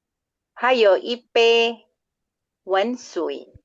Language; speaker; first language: Chinese; non-native, learner; Indonesian